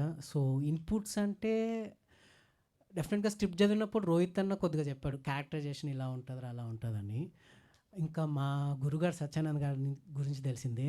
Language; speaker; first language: Telugu; native; Telugu